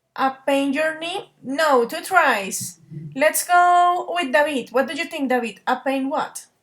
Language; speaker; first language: English; non-native, fluent; Spanish